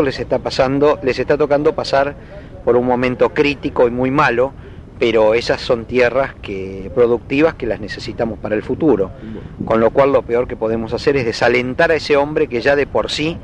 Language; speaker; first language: Spanish; native; Spanish